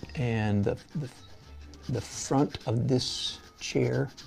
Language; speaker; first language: English; native; English